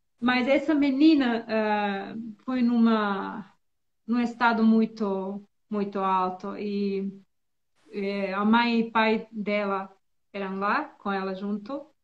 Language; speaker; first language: Portuguese; non-native, learner; Bosnian